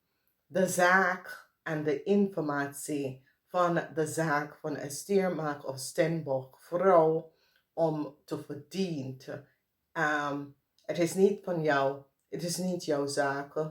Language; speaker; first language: Dutch; non-native, fluent; English